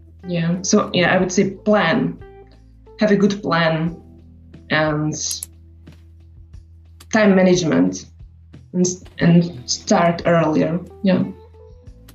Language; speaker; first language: English; non-native, fluent; Slovak